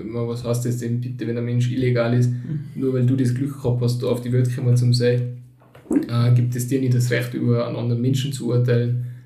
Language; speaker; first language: German; early bilingual, other home language; Turkish